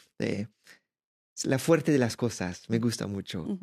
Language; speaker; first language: Spanish; non-native, learner; French